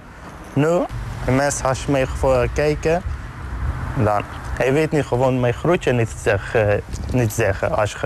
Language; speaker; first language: Dutch; non-native, learner; Arabic